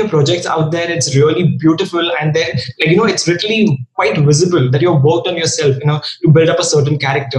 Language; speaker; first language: English; non-native, local second language; Hindi